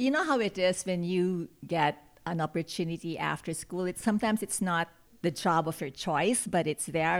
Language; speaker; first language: English; non-native, local second language; Filipino